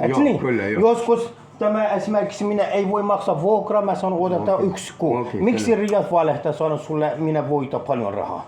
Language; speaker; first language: Finnish; non-native, learner; Turkish